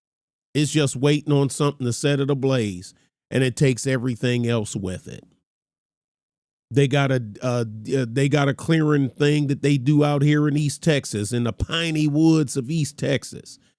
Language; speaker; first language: English; native; English